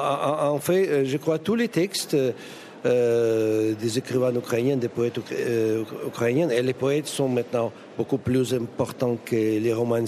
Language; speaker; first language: French; non-native, fluent; Russian